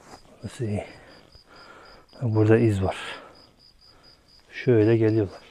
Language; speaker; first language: Turkish; non-native, fluent; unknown